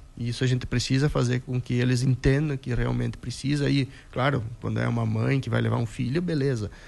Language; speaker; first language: Portuguese; native; Portuguese